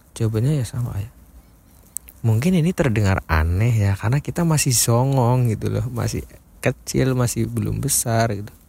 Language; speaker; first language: Indonesian; native; Indonesian